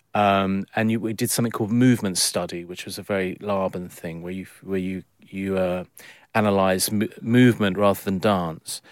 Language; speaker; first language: English; native; English